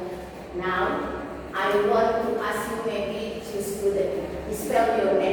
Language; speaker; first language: English; non-native, fluent; Indonesian